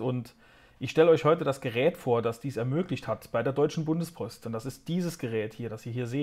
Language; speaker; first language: German; native; German